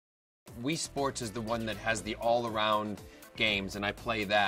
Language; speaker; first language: English; native; English